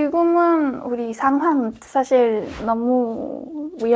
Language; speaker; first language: Korean; non-native, fluent; Spanish